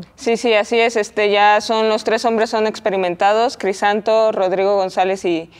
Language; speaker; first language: Spanish; native; Spanish